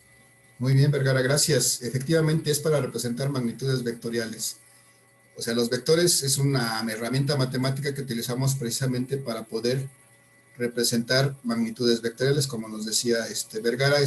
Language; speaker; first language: Spanish; native; Spanish